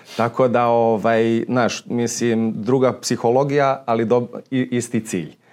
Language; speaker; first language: Serbian; early bilingual, heritage; Serbian